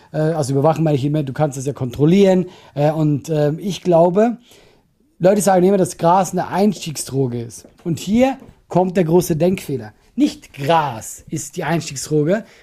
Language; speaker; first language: German; non-native, fluent; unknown